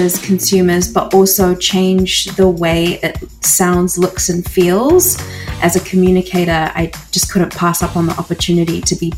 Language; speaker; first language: English; native; English